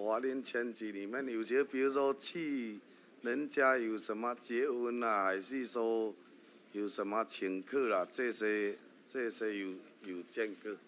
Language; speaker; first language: Chinese; early bilingual, heritage; Chinese